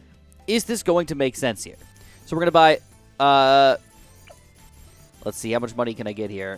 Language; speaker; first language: English; native; English